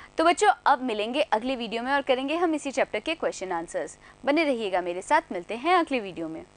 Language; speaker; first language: Hindi; native; Hindi